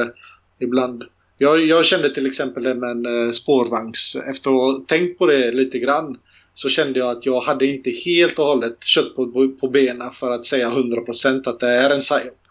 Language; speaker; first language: Swedish; early bilingual, other home language; Serbian